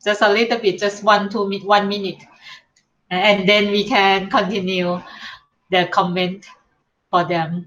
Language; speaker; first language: English; non-native, learner; Thai